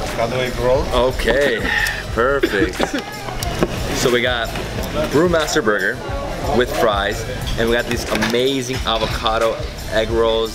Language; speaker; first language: English; native; English